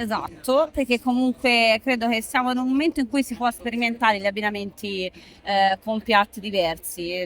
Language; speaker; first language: Italian; native; Italian